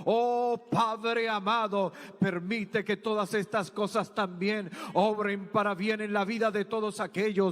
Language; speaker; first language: Spanish; native; Spanish